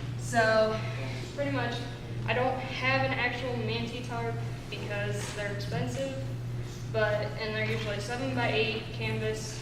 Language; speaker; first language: English; native; English